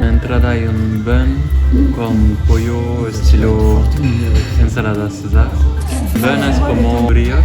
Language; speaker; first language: Spanish; non-native, fluent; French